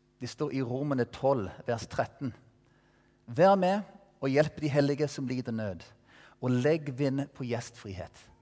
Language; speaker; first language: Norwegian; non-native, fluent; English